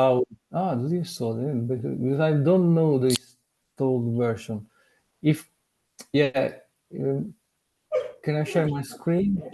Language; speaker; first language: English; non-native, learner; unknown